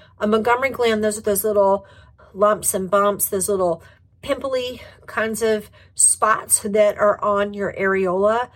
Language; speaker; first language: English; native; English